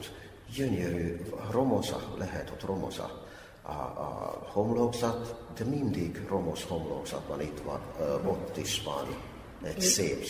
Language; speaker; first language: Hungarian; non-native, fluent; Finnish